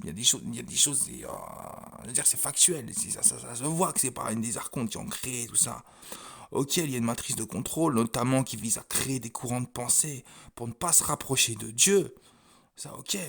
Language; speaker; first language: French; native; French